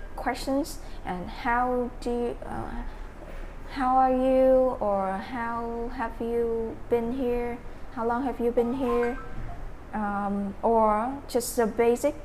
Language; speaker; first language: English; non-native, learner; Vietnamese